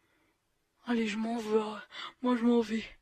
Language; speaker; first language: French; native; French